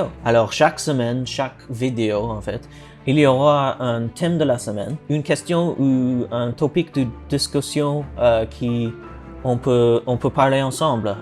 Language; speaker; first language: French; non-native, learner; English